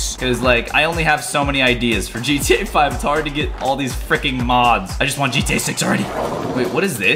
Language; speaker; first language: English; native; English